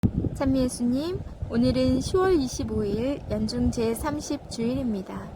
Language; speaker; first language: Korean; native; Korean